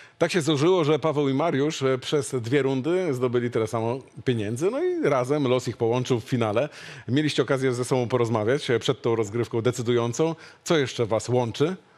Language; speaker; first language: Polish; native; Polish